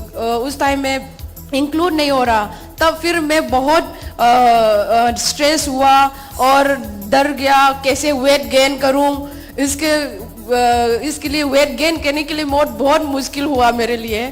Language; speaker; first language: Hindi; non-native, local second language; Manipuri